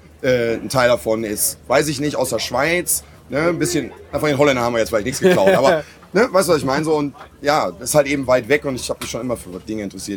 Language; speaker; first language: German; native; German